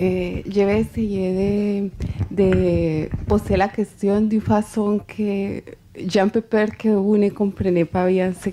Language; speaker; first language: French; non-native, fluent; Spanish